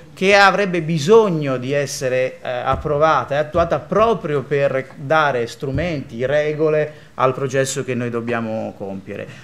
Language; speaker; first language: Italian; native; Italian